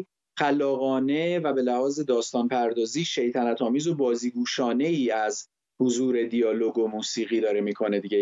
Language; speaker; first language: Persian; native; Persian